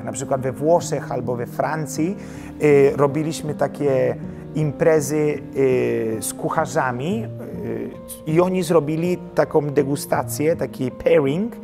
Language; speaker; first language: Polish; early bilingual, heritage; Polish